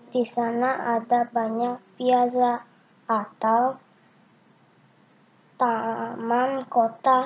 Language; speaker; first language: Indonesian; early bilingual, heritage; Indonesian